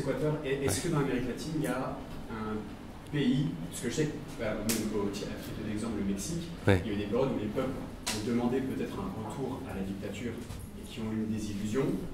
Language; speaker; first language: French; native; French